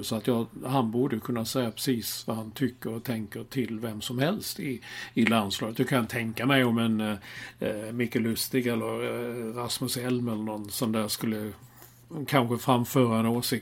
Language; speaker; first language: Swedish; native; Swedish